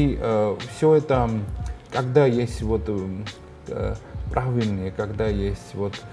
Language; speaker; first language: Russian; non-native, fluent; Georgian